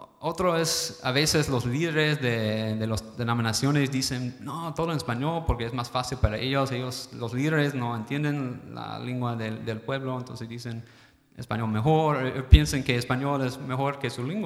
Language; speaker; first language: Spanish; non-native, fluent; English